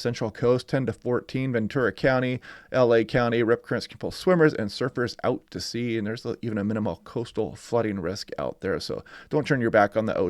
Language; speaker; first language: English; native; English